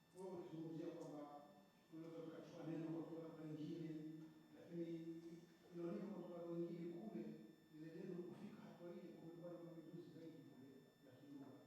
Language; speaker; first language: Swahili; native; Swahili